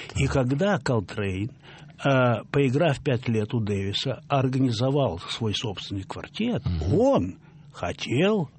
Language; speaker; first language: Russian; native; Russian